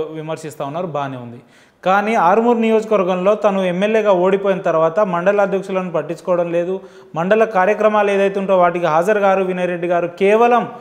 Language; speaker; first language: Telugu; native; Telugu